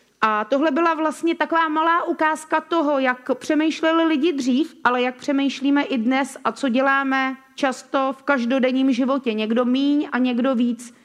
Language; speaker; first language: Czech; native; Czech